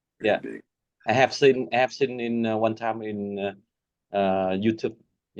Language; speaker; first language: English; non-native, learner; Vietnamese